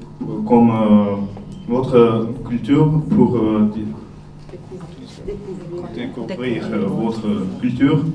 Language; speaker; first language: French; non-native, learner; Bosnian